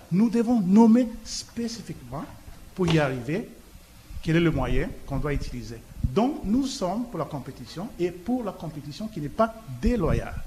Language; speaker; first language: French; non-native, local second language; Lingala